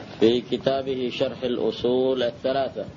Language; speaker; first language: Arabic; non-native, fluent; Indonesian